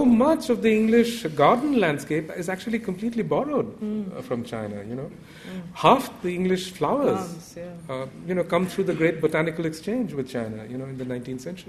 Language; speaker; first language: English; non-native, local second language; Bangla